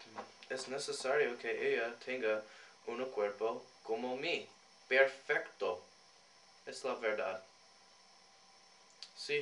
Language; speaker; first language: Spanish; non-native, learner; English